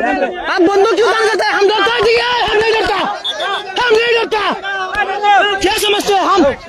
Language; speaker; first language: Hindi; non-native, learner; Bangla